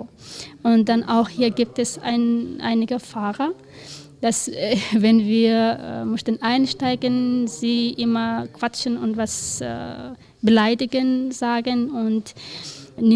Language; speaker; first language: German; non-native, learner; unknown